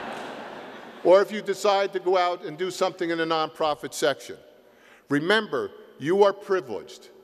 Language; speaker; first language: English; native; English